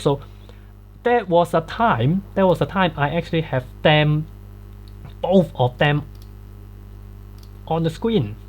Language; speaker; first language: English; non-native, fluent; Cantonese